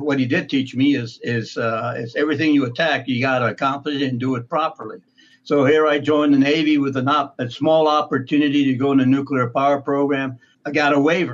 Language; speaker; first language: English; native; English